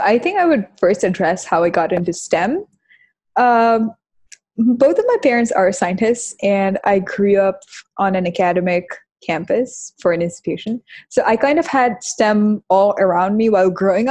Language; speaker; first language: English; non-native, local second language; Hindi